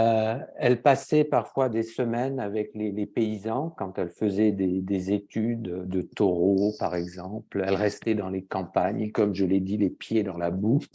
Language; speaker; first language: French; native; French